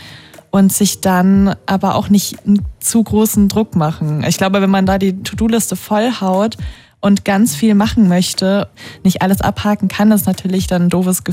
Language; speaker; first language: German; native; German